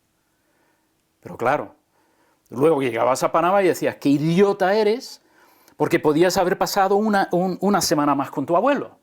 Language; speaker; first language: Spanish; early bilingual, other home language; English